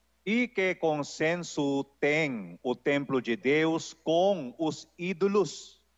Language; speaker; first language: Portuguese; native; Portuguese